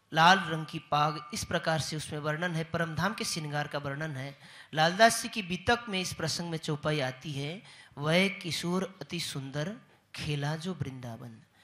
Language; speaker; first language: Hindi; native; Hindi